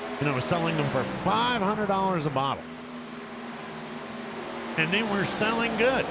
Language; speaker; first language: English; native; English